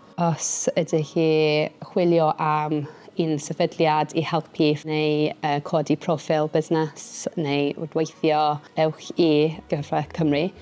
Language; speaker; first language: Welsh; non-native, local second language; English